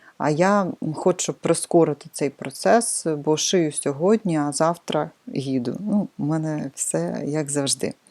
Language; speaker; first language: Ukrainian; non-native, local second language; Russian